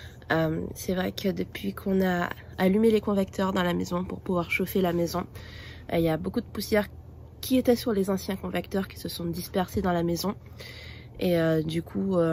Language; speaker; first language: French; native; French